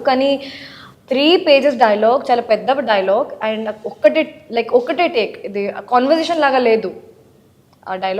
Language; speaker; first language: Telugu; non-native, learner; Hindi